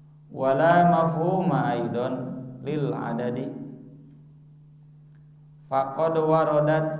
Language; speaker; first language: Arabic; non-native, fluent; Sundanese